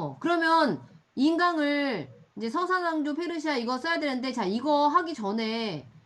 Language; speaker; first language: Korean; native; Korean